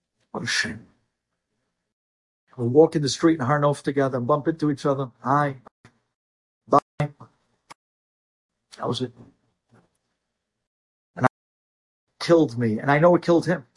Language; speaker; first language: English; native; English